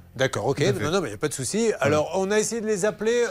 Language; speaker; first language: French; native; French